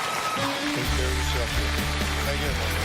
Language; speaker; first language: English; native; English